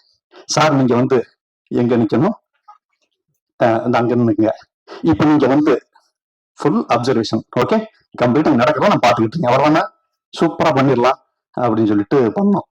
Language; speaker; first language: Tamil; native; Tamil